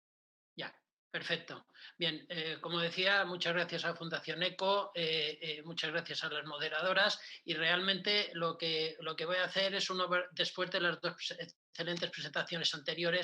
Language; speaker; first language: Spanish; native; Spanish